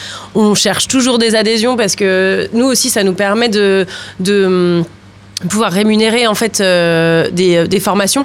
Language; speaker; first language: French; native; French